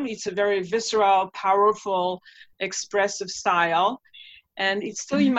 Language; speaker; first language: English; non-native, fluent; Polish